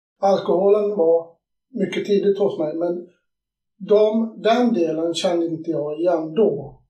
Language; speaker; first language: Swedish; native; Swedish